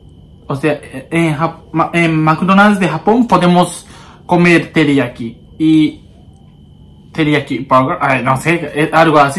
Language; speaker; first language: Spanish; non-native, learner; Japanese